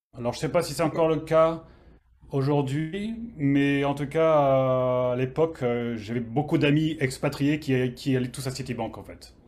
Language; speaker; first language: French; native; French